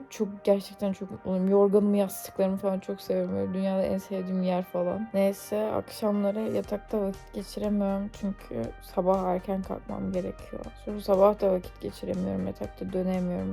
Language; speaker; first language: Turkish; native; Turkish